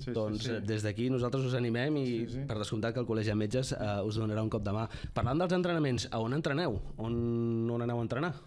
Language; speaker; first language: Catalan; native; Catalan